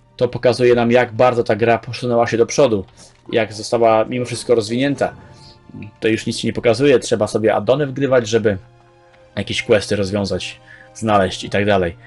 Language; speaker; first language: Polish; native; Polish